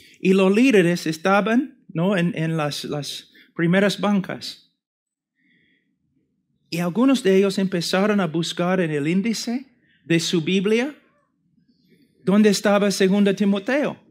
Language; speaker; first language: Spanish; non-native, fluent; English